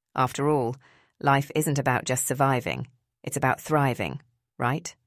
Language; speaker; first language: English; early bilingual, other home language; Spanish